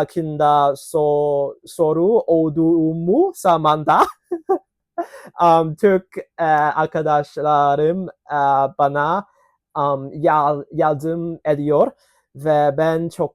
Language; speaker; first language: Turkish; non-native, learner; Cantonese